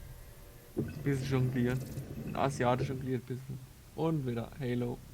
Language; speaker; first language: German; native; German